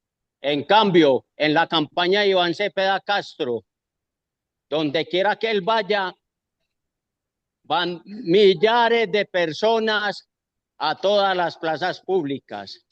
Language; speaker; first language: Spanish; native; Spanish